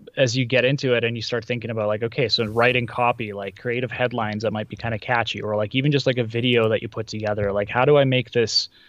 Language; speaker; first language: English; early bilingual, other home language; Russian